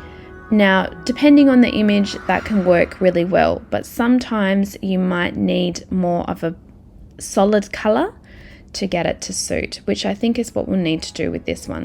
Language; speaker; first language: English; native; English